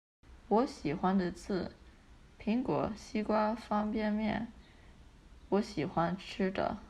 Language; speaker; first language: Chinese; early bilingual, heritage; English